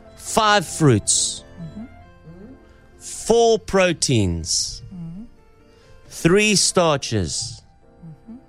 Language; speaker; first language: English; native; English